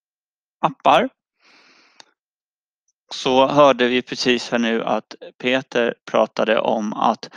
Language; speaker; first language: Swedish; native; Swedish